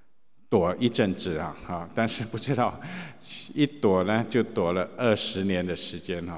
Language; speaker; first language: Chinese; native; Chinese